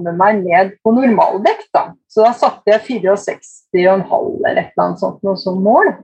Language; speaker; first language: Norwegian; native; Norwegian